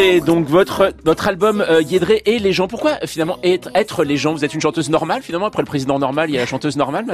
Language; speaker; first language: French; native; French